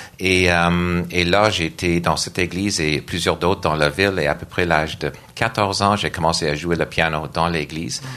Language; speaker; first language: French; non-native, local second language; English